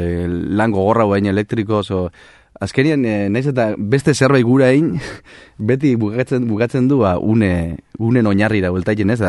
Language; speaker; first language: Basque; native; Basque